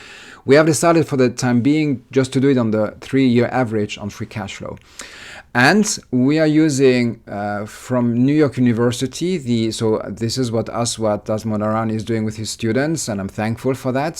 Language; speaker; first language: English; non-native, fluent; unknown